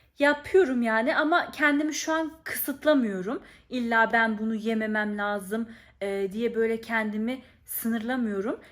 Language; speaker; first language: Turkish; early bilingual, heritage; Turkish